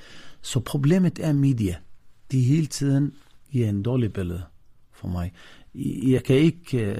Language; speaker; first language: Danish; non-native, fluent; Arabic